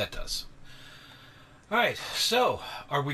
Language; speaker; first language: English; native; English